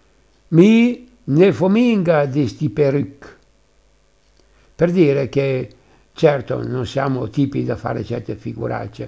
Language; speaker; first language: Italian; native; Italian